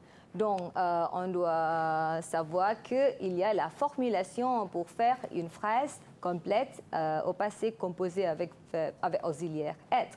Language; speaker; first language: French; non-native, fluent; Malay